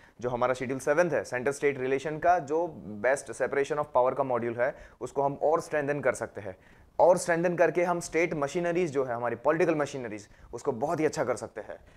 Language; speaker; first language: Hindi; non-native, local second language; Gujarati